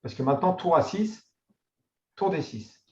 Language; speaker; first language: French; native; French